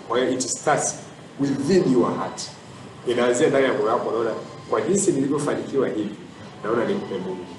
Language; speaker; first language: Swahili; native; Swahili